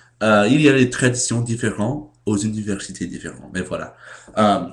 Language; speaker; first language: French; non-native, learner; English